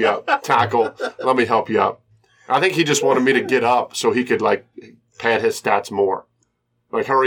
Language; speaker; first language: English; native; English